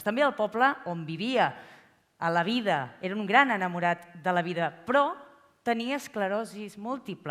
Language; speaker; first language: Catalan; native; Catalan